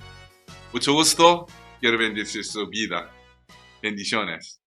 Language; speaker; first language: Spanish; non-native, learner; Korean